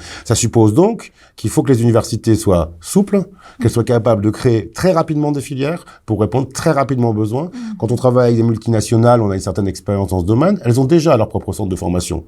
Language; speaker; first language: French; native; French